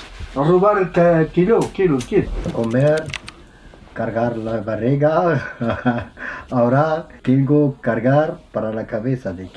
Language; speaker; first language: Spanish; non-native, learner; Arabic